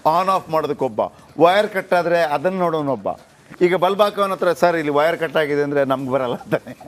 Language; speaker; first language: Kannada; native; Kannada